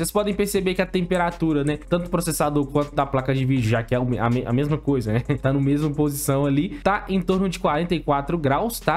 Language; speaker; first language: Portuguese; native; Portuguese